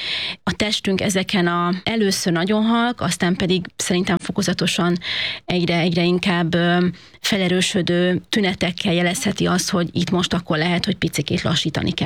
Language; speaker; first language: Hungarian; native; Hungarian